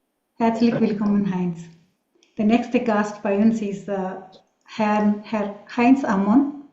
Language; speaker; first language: German; non-native, learner; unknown